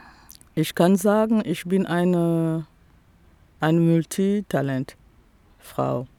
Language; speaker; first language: German; non-native, fluent; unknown